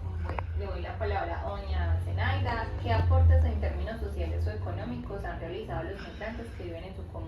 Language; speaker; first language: Spanish; native; Spanish